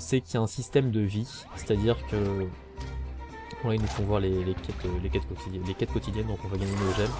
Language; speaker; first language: French; native; French